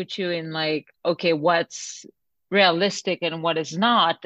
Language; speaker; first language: English; non-native, fluent; French